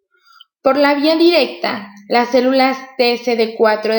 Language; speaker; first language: Spanish; native; Spanish